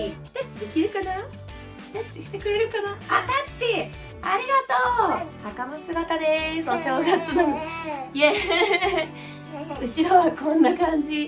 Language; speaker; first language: Japanese; native; Japanese